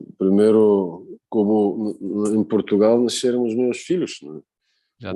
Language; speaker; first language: Portuguese; non-native, fluent; Bulgarian